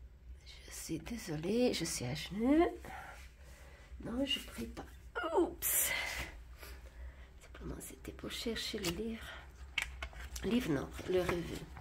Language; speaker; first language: French; non-native, fluent; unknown